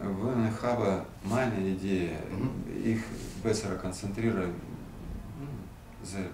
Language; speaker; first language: German; non-native, learner; Russian